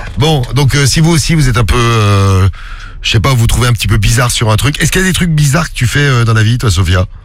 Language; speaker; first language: French; native; French